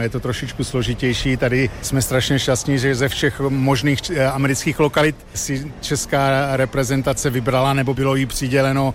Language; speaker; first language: Czech; early bilingual, heritage; Czech